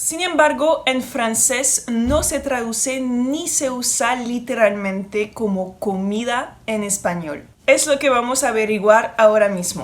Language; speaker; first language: Spanish; non-native, fluent; French